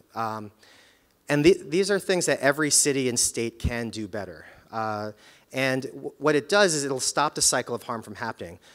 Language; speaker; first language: English; native; English